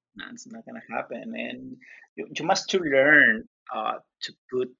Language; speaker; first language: English; non-native, learner; Spanish